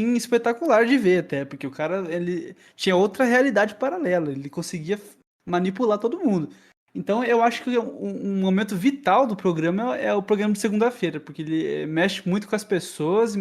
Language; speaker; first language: Portuguese; native; Portuguese